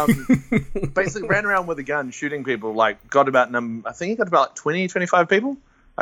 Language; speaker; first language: English; native; English